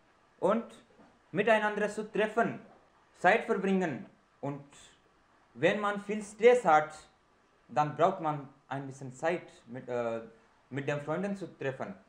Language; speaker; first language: German; non-native, learner; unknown